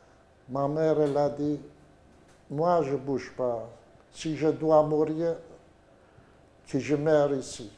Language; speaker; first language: French; non-native, fluent; Yiddish